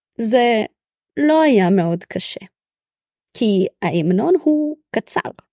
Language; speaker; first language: Hebrew; early bilingual, other home language; Russian